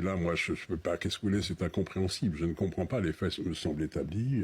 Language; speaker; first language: French; native; French